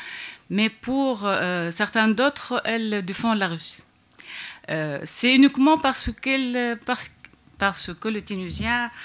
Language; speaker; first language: French; non-native, local second language; Arabic